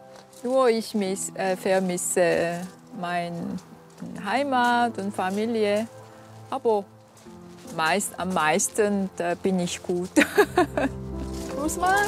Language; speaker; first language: German; non-native, learner; Korean